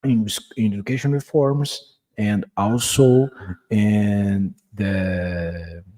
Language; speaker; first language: English; non-native, learner; Portuguese